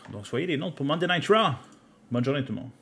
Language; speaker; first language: French; native; French